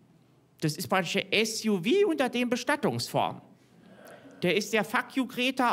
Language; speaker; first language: German; native; German